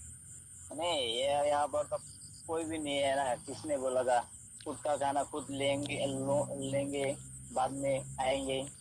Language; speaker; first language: Hindi; non-native, local second language; Bangla